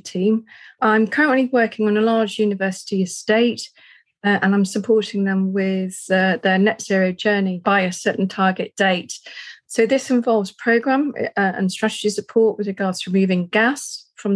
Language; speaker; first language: English; native; English